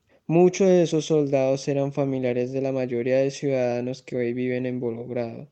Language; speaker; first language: Spanish; native; Spanish